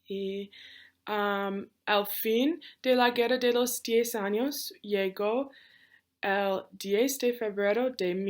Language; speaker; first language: Spanish; non-native, learner; English